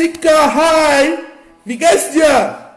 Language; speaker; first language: German; non-native, fluent; French